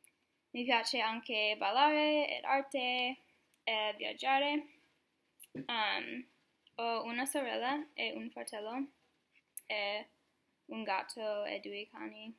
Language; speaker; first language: Italian; non-native, learner; English